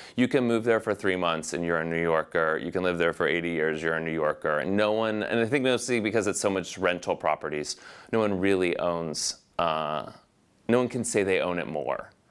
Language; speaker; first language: English; native; English